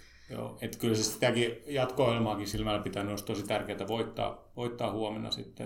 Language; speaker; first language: Finnish; native; Finnish